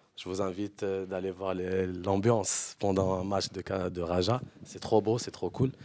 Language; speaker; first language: French; non-native, local second language; Arabic